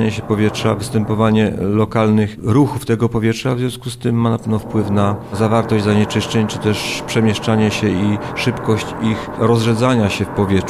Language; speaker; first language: Polish; native; Polish